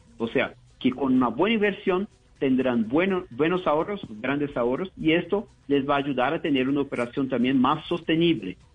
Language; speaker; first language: Spanish; non-native, fluent; Portuguese